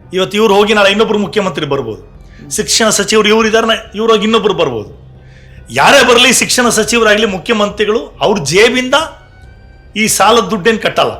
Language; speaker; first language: Kannada; native; Kannada